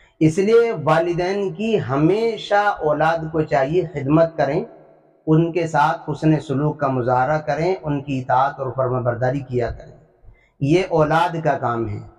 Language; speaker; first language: Urdu; native; Urdu